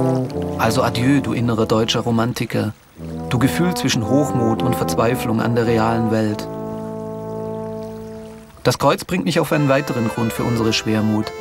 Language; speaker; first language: German; native; German